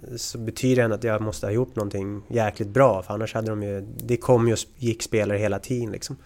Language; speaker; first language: Swedish; native; Swedish